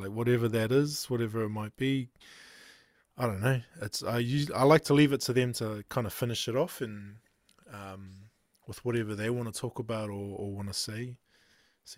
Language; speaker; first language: English; native; English